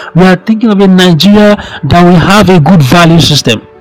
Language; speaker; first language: English; non-native, local second language; Yoruba